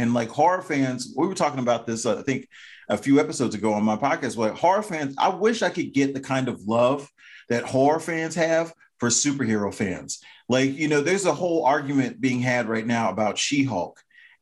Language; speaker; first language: English; native; English